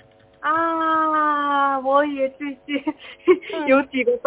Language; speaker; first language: Chinese; non-native, learner; Korean